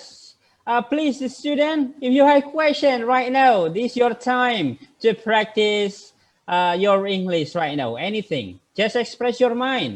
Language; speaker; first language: English; non-native, fluent; Indonesian